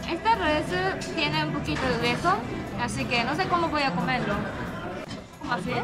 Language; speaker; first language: Spanish; non-native, learner; Japanese